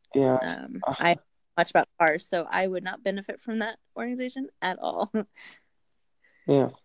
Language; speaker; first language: English; native; English